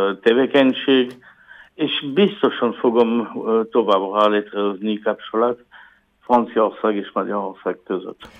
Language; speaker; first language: Hungarian; non-native, learner; French